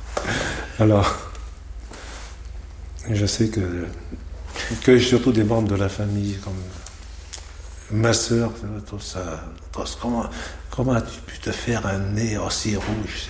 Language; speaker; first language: French; native; French